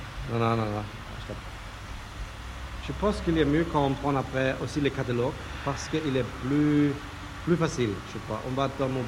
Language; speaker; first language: French; non-native, learner; German